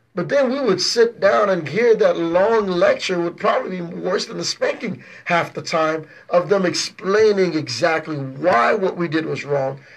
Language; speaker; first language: English; early bilingual, other home language; Haitian Creole